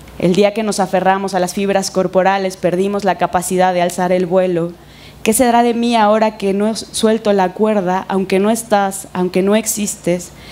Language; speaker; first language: Spanish; native; Spanish